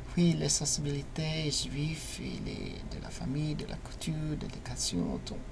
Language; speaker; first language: French; non-native, learner; English